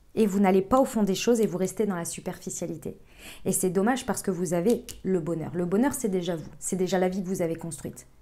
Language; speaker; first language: French; native; French